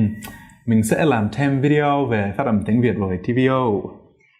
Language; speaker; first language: Vietnamese; non-native, fluent; English